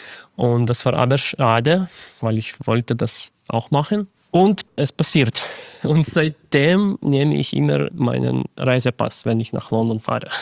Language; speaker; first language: German; non-native, fluent; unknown